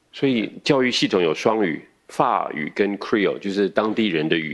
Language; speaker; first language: Chinese; native; Chinese